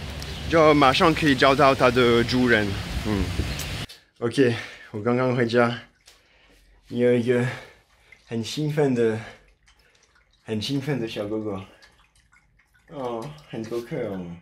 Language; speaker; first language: Chinese; non-native, fluent; French